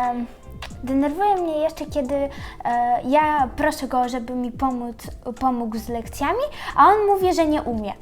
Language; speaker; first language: Polish; early bilingual, other home language; Ukrainian